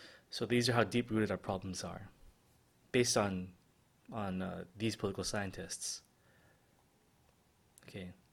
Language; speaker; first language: English; non-native, local second language; Filipino